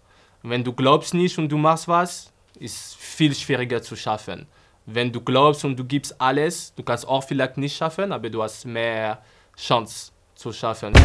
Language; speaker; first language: German; non-native, fluent; French